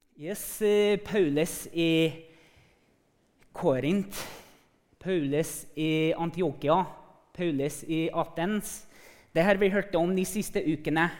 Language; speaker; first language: Norwegian; non-native, fluent; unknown